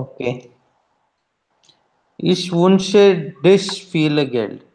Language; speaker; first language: German; non-native, learner; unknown